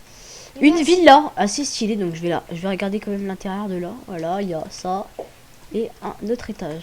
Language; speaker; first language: French; native; French